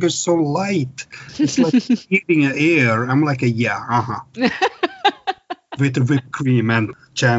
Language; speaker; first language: English; non-native, fluent; Finnish